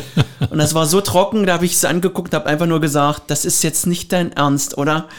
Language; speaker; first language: German; native; German